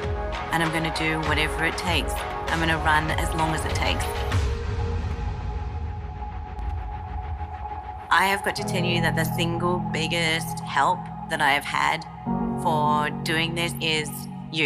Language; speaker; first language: English; native; English